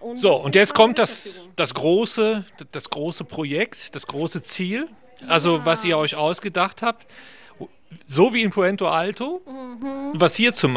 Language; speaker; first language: German; native; German